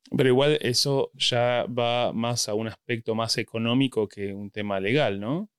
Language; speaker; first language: Spanish; native; Spanish